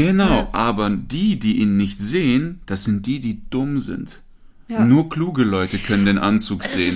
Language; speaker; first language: German; native; German